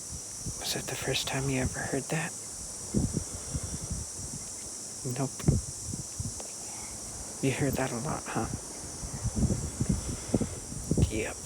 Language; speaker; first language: English; native; English